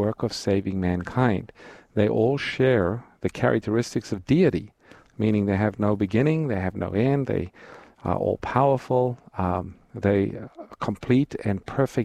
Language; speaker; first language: English; native; English